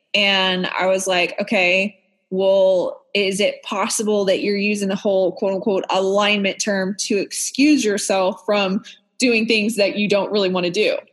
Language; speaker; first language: English; native; English